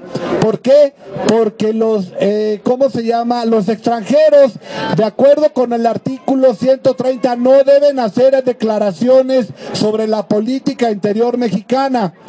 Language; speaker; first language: Spanish; native; Spanish